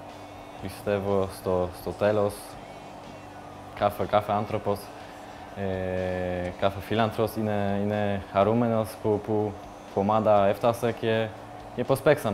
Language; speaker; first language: Greek; non-native, learner; Polish